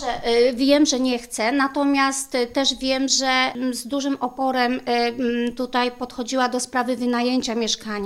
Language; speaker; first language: Polish; native; Polish